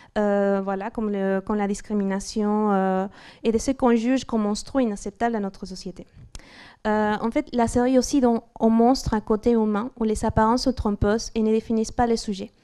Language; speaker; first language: French; non-native, fluent; Spanish